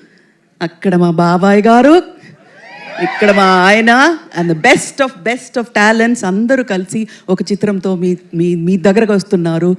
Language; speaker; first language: Telugu; non-native, fluent; Tamil